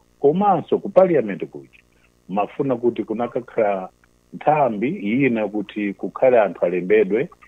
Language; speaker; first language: Nyanja; non-native, local second language; Tumbuka